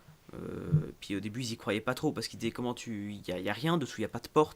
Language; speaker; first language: French; native; French